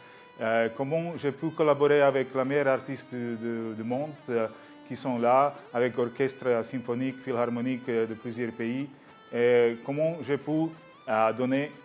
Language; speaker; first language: French; non-native, learner; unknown